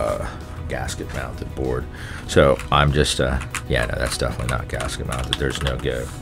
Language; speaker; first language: English; native; English